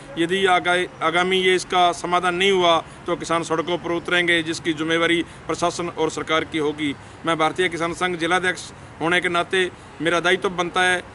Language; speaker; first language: Hindi; native; Hindi